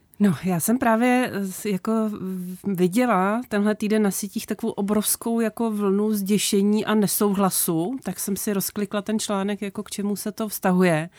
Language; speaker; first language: Czech; native; Czech